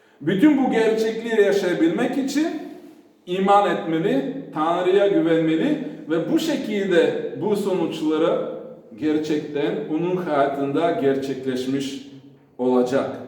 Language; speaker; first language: Turkish; non-native, fluent; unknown